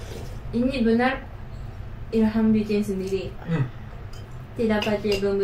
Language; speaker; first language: Indonesian; non-native, learner; Japanese